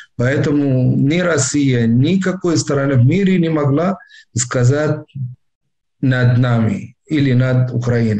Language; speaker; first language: Russian; non-native, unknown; Arabic